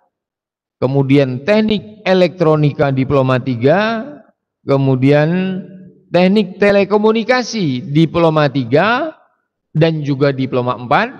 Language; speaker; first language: Indonesian; native; Indonesian